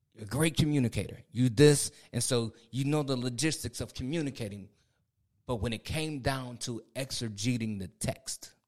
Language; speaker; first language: English; native; English